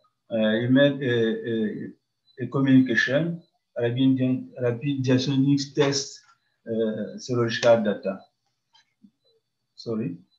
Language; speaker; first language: English; non-native, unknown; French